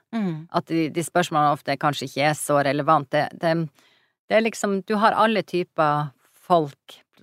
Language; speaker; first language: Norwegian; native; Norwegian